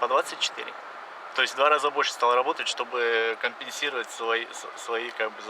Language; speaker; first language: Russian; native; Russian